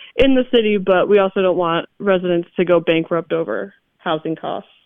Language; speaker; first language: English; native; English